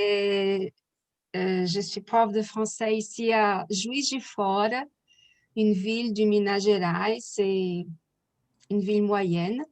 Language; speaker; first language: French; non-native, fluent; Portuguese